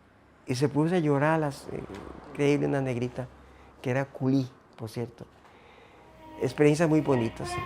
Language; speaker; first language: Spanish; native; Spanish